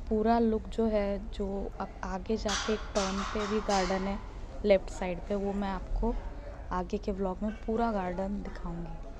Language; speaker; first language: Hindi; non-native, local second language; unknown